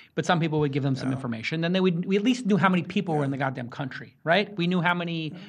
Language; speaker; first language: English; native; English